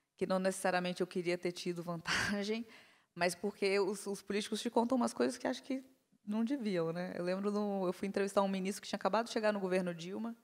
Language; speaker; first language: Portuguese; native; Portuguese